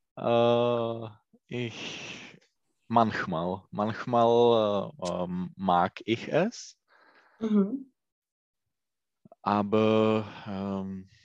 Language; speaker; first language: German; non-native, learner; Czech